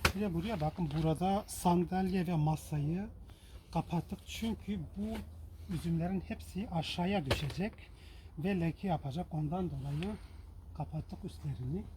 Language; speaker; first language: Turkish; non-native, local second language; Kurdish